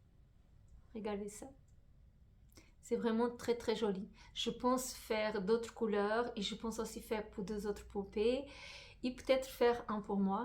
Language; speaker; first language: French; non-native, fluent; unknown